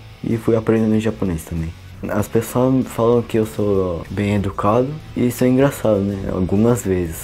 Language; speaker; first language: Portuguese; early bilingual, heritage; Portuguese